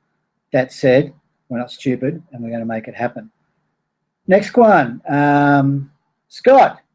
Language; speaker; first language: English; native; English